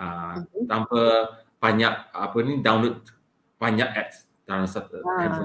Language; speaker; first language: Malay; non-native, local second language; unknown